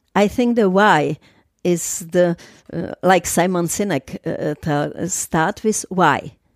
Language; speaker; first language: English; non-native, fluent; Czech